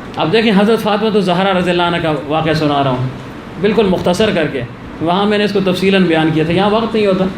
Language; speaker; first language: Urdu; non-native, local second language; Pashto